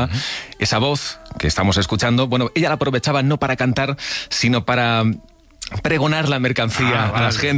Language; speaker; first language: Spanish; native; Spanish